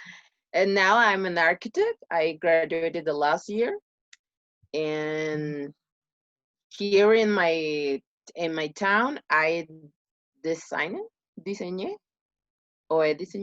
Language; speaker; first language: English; non-native, learner; Spanish